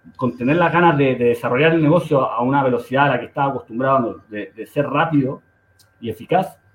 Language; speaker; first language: Spanish; native; Spanish